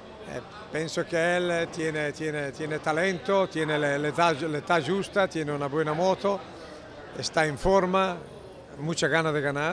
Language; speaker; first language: Spanish; non-native, fluent; Italian